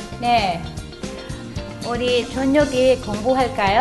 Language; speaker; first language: Korean; non-native, learner; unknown